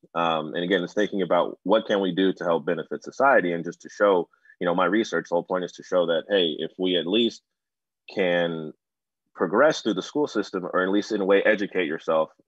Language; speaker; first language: English; native; English